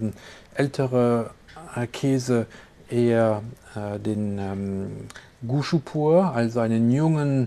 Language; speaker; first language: German; non-native, local second language; French